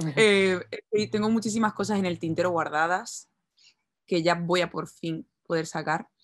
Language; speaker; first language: Spanish; native; Spanish